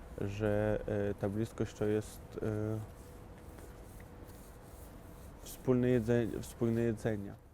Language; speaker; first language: Polish; non-native, fluent; Ukrainian